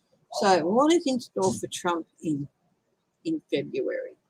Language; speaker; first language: English; native; English